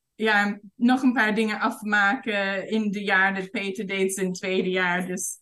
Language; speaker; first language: Dutch; non-native, fluent; English